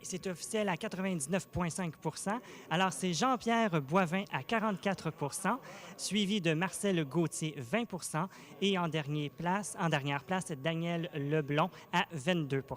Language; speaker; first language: French; native; French